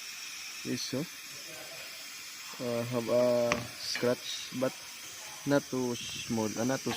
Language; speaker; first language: English; non-native, learner; Filipino